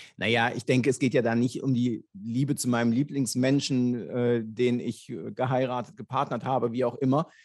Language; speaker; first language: German; native; German